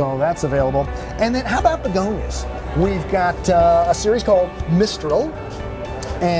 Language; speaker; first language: English; native; English